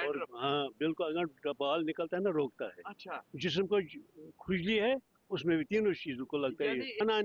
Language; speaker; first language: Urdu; non-native, local second language; Kashmiri